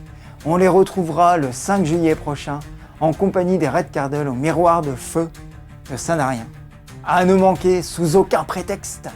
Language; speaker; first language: French; native; French